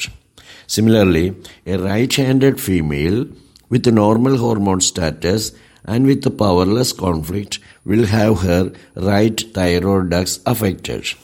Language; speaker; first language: English; non-native, local second language; Malayalam